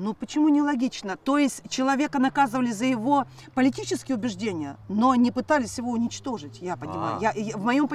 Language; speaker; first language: Russian; native; Russian